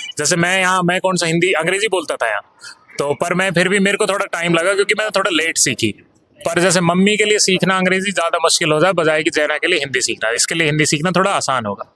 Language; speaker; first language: Hindi; native; Hindi